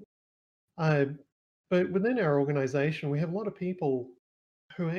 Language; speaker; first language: English; native; English